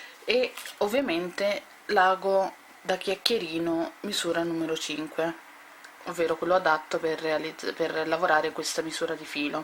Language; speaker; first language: Italian; native; Italian